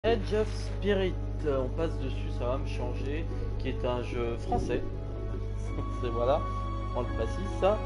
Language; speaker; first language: French; native; French